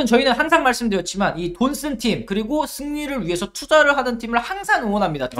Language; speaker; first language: Korean; native; Korean